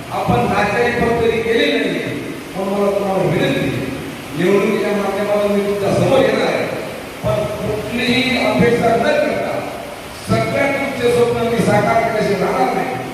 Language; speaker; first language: Marathi; native; Marathi